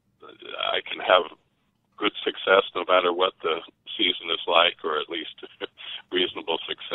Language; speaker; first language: English; native; English